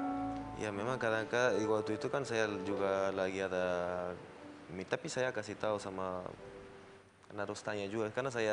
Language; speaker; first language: Indonesian; non-native, learner; Spanish